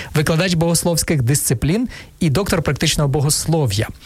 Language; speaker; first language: Ukrainian; non-native, fluent; Russian